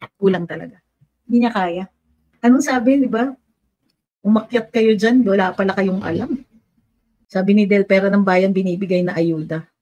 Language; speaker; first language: Filipino; native; Filipino